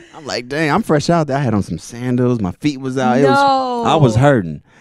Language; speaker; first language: English; native; English